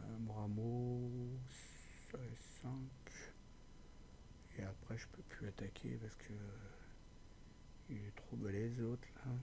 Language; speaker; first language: French; native; French